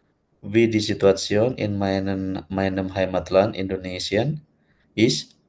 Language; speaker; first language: German; non-native, learner; Indonesian